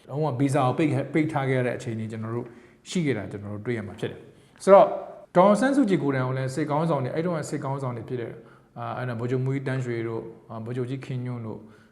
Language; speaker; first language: Burmese; native; Burmese